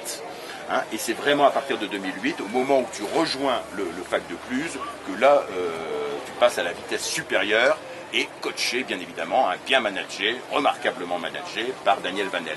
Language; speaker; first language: French; native; French